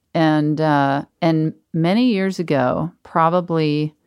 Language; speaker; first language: English; native; English